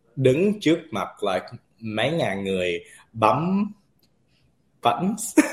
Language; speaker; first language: Vietnamese; early bilingual, heritage; Vietnamese